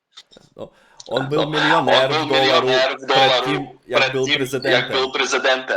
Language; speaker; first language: Czech; non-native, learner; Russian